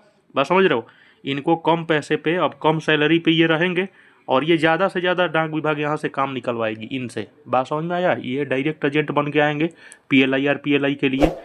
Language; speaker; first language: Hindi; native; Hindi